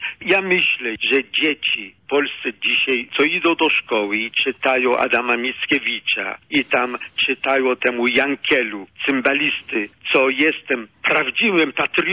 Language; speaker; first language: Polish; early bilingual, heritage; Polish